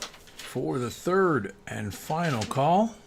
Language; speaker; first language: English; native; English